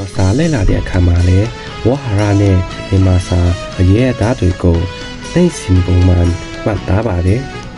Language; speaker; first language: Burmese; non-native, learner; Chinese